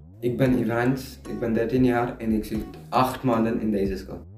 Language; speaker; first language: Dutch; non-native, learner; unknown